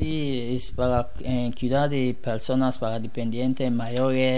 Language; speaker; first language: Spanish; non-native, learner; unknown